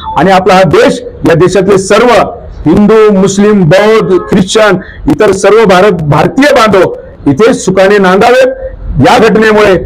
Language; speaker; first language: Marathi; native; Marathi